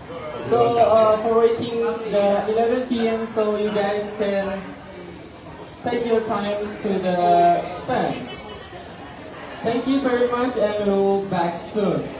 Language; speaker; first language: English; non-native, fluent; Indonesian